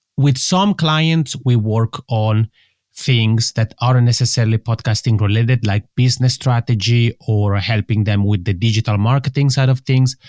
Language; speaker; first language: English; non-native, fluent; Italian